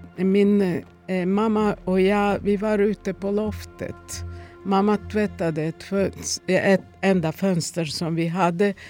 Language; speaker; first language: Swedish; non-native, fluent; Serbian